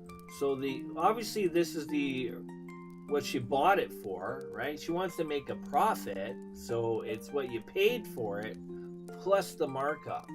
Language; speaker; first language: English; native; English